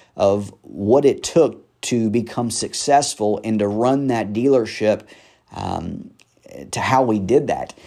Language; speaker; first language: English; native; English